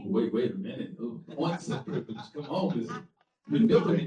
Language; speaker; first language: English; native; English